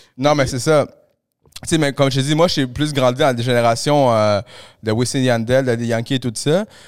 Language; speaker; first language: French; early bilingual, other home language; Spanish